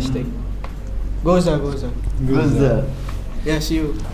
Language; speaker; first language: English; non-native, learner; Indonesian